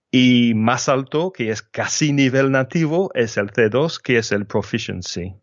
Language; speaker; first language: Spanish; non-native, fluent; English